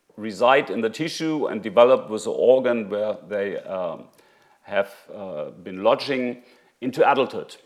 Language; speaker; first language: English; non-native, fluent; German